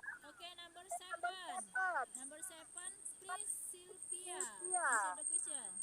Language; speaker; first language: English; non-native, learner; Indonesian